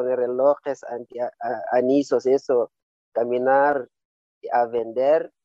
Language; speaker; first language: Spanish; non-native, learner; Wolof